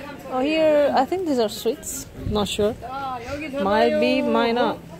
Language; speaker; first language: English; non-native, fluent; Italian